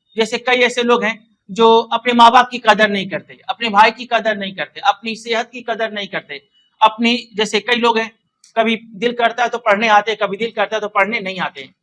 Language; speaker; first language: Hindi; native; Hindi